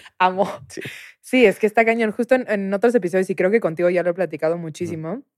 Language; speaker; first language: Spanish; native; Spanish